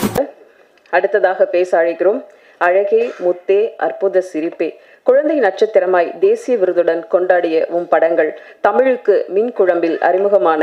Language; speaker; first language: Tamil; native; Tamil